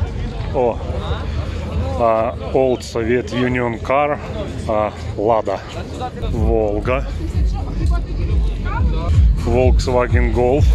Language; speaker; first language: English; non-native, learner; Russian